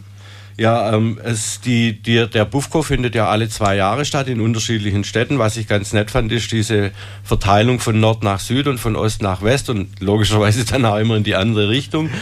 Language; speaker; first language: German; native; German